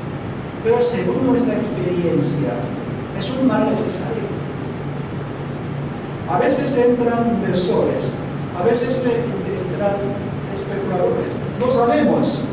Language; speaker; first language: Spanish; non-native, learner; Korean